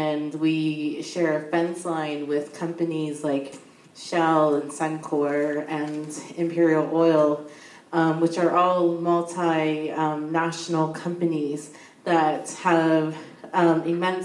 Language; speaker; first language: English; native; English